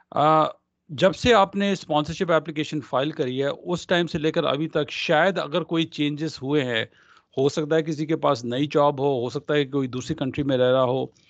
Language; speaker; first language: Hindi; non-native, local second language; Punjabi